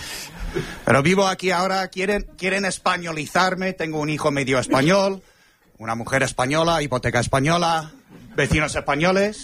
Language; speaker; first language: Spanish; non-native, fluent; English